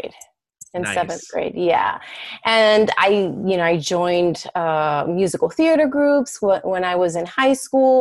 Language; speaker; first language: English; early bilingual, other home language; Spanish